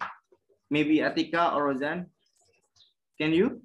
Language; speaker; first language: English; non-native, learner; Indonesian